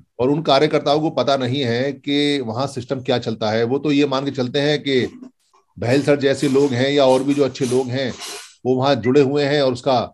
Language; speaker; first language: Hindi; native; Hindi